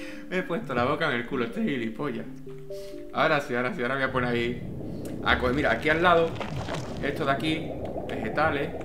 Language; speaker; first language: Spanish; native; Spanish